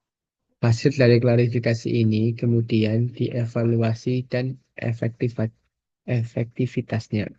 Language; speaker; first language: Indonesian; native; Indonesian